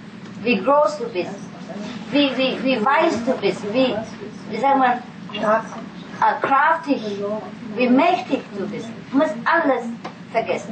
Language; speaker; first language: German; non-native, fluent; Vietnamese